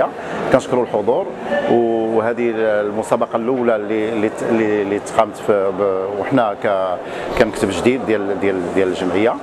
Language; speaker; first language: Arabic; native; Arabic